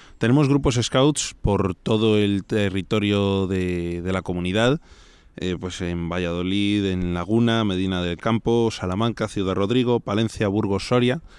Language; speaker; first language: Spanish; native; Spanish